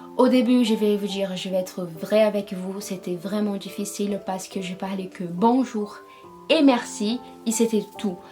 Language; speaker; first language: French; non-native, fluent; Portuguese